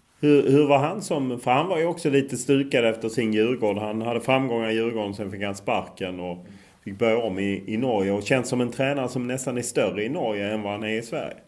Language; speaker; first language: Swedish; native; Swedish